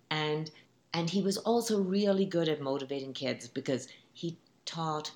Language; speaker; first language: English; native; English